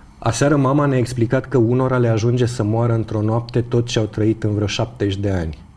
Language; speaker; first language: Romanian; native; Romanian